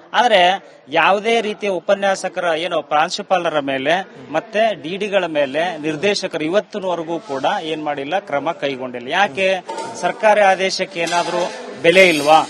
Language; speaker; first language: Kannada; native; Kannada